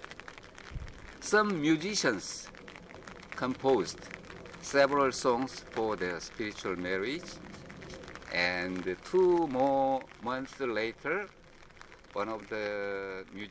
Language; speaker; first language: English; non-native, fluent; Korean